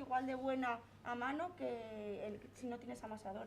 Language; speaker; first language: Spanish; native; Spanish